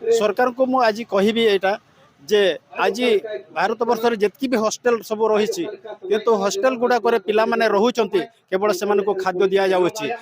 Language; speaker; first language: Odia; non-native, local second language; Santali